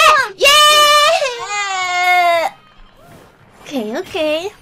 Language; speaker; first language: Japanese; non-native, learner; English